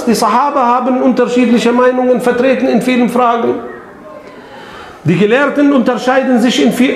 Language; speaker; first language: German; non-native, fluent; Arabic